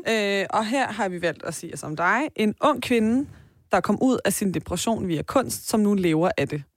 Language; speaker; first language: Danish; early bilingual, other home language; Persian